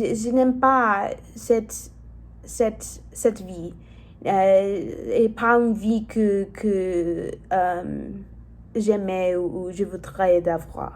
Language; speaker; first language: French; non-native, learner; English